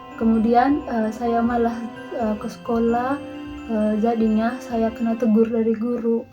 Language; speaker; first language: Indonesian; non-native, local second language; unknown